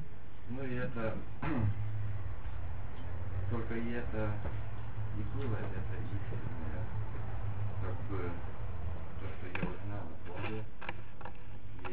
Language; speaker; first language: Russian; non-native, fluent; Lithuanian